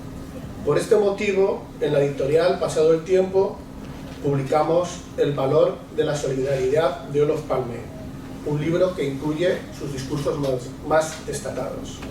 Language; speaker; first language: Spanish; native; Spanish